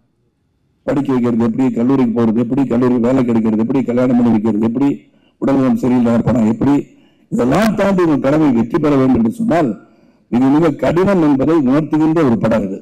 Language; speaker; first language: Tamil; native; Tamil